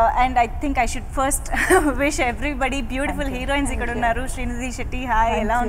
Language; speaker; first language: Telugu; native; Telugu